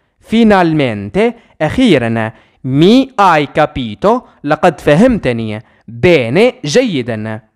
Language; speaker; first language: Italian; non-native, fluent; Arabic